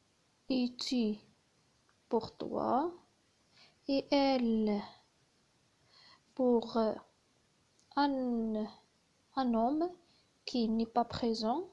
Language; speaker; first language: French; non-native, learner; Arabic